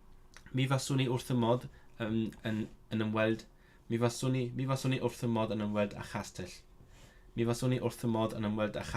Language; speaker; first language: Welsh; non-native, learner; Cantonese